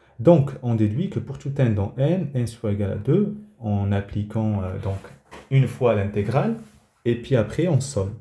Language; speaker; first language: French; native; French